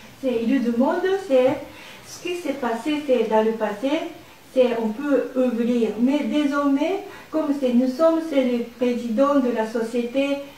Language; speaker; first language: French; non-native, learner; Japanese